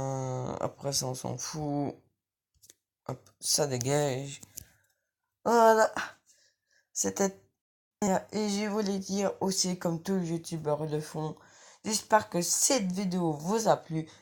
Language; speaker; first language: French; native; French